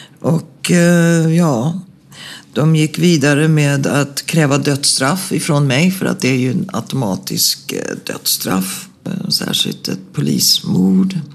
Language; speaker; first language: Swedish; native; Swedish